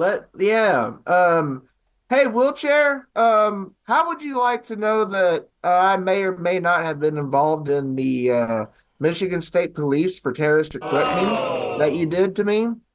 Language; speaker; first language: English; native; English